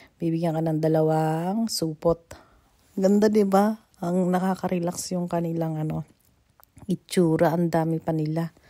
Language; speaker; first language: Filipino; native; Filipino